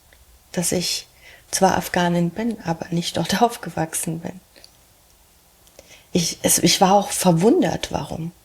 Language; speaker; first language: German; early bilingual, heritage; German